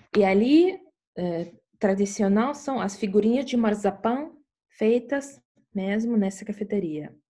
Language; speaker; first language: Portuguese; non-native, fluent; Estonian